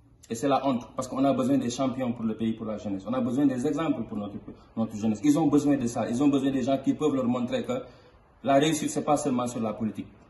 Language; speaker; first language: French; non-native, local second language; Wolof